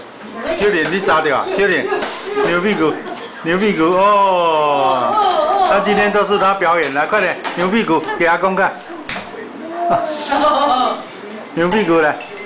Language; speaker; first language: Chinese; native; Chinese